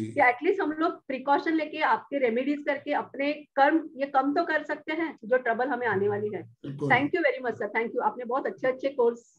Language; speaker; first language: Hindi; non-native, local second language; Marathi